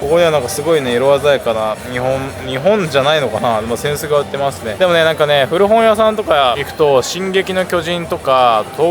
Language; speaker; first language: Japanese; native; Japanese